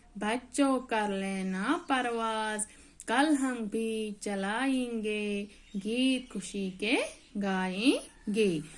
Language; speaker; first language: Hindi; non-native, local second language; Kashmiri